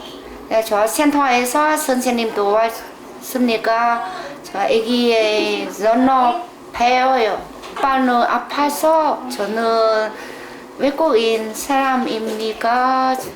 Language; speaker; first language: Korean; non-native, learner; Vietnamese